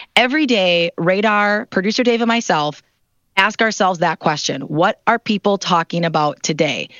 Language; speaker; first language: English; native; English